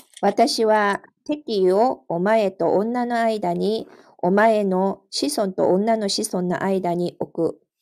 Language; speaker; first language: Japanese; non-native, fluent; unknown